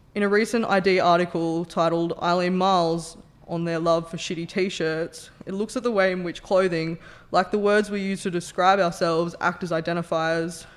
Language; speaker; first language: English; native; English